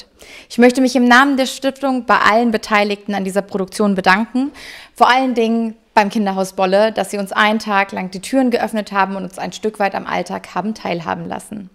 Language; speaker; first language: German; native; German